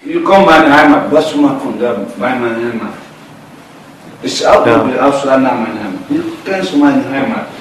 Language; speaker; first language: German; non-native, learner; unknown